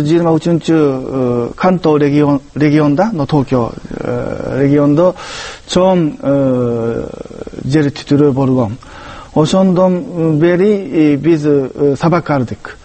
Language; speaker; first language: Kyrgyz; non-native, learner; Japanese